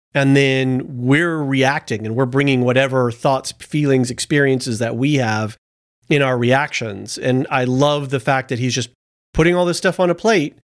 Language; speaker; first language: English; early bilingual, other home language; Italian